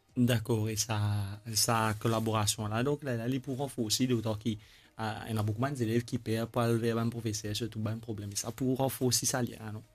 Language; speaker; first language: French; non-native, local second language; Morisyen